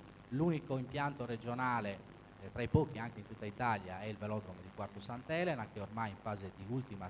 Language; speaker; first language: Italian; native; Italian